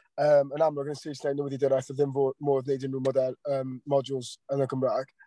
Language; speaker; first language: Welsh; non-native, local second language; English